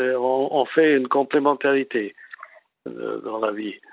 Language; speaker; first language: French; non-native, fluent; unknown